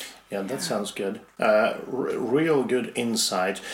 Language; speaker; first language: English; non-native, fluent; Finnish